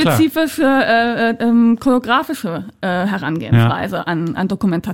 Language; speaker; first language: German; native; German